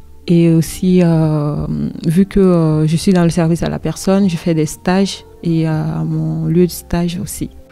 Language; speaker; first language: French; non-native, local second language; Dyula